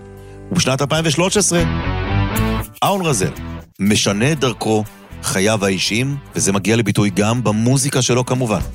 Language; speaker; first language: Hebrew; native; Hebrew